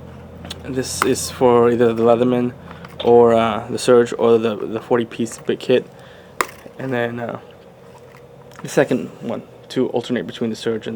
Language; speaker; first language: English; native; English